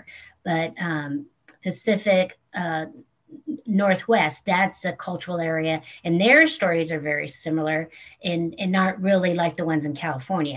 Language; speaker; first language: English; native; English